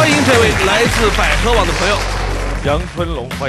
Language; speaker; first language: Chinese; native; Chinese